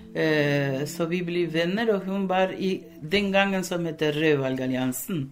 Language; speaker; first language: Norwegian; non-native, fluent; Spanish